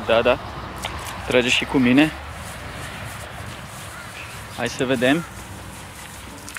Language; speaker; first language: Romanian; early bilingual, heritage; Romanian